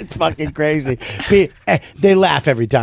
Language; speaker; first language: English; native; English